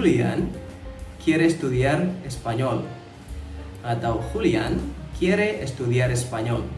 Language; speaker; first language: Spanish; non-native, fluent; Indonesian